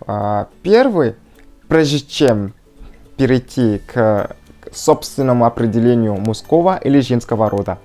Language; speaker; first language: Russian; non-native, fluent; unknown